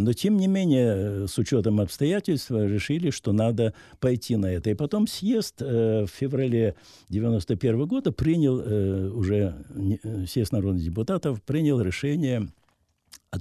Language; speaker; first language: Russian; native; Russian